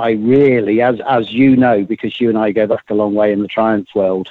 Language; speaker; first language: English; native; English